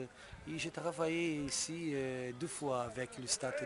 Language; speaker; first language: French; non-native, fluent; Portuguese